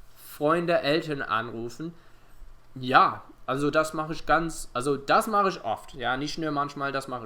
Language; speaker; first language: German; non-native, fluent; English